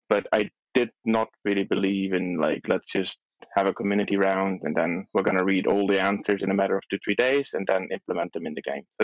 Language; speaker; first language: English; non-native, fluent; Dutch